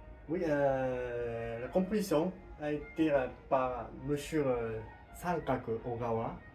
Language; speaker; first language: French; non-native, learner; Japanese